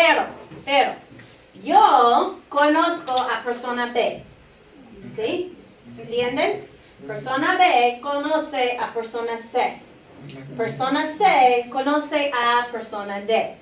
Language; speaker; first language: Spanish; non-native, fluent; English